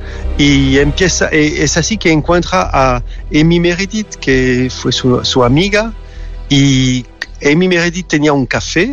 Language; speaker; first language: Spanish; non-native, learner; French